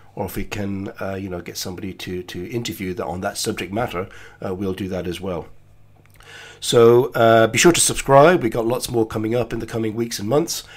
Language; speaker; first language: English; native; English